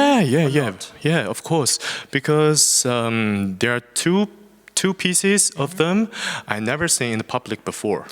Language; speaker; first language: English; non-native, fluent; Chinese